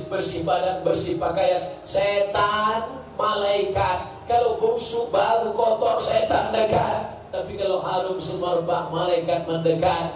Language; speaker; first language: Indonesian; native; Indonesian